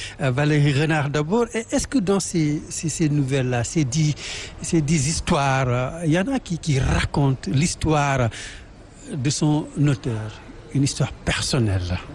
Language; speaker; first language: French; non-native, local second language; Wolof